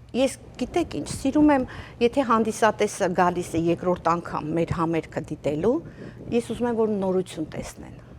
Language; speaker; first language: Armenian; native; Armenian